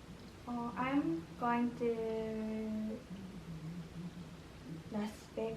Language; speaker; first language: English; non-native, learner; Japanese